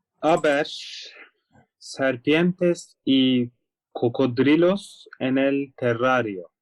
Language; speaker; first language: Spanish; non-native, fluent; Turkish